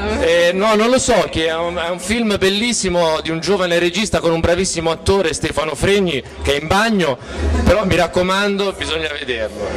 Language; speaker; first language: Italian; native; Italian